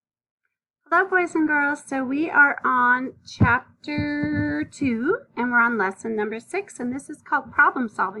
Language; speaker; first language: English; native; English